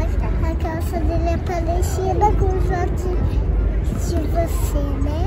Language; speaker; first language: Portuguese; early bilingual, heritage; Portuguese